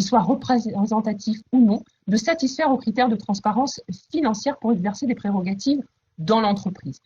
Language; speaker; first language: French; native; French